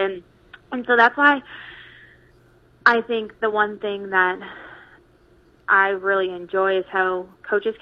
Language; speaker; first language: English; native; English